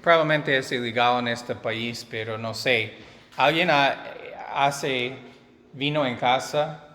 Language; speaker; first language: Spanish; non-native, fluent; English